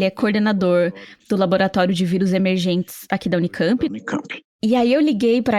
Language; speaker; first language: Portuguese; native; Portuguese